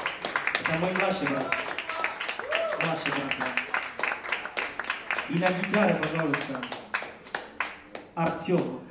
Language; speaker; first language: Russian; non-native, fluent; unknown